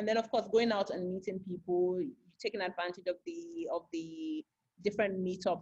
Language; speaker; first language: English; non-native, local second language; Yoruba